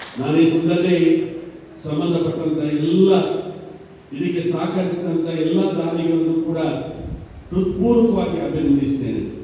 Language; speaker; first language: Kannada; native; Kannada